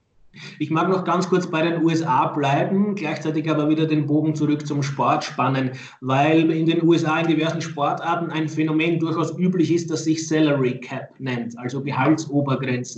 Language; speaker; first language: German; native; German